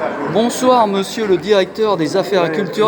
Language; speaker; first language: French; native; French